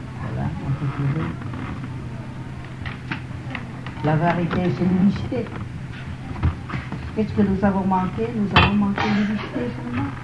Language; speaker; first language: French; non-native, learner; Vietnamese